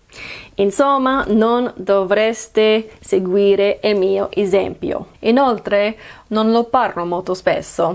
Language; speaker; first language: Italian; non-native, learner; English